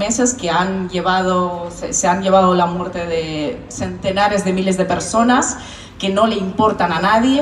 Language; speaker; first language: Spanish; non-native, fluent; Russian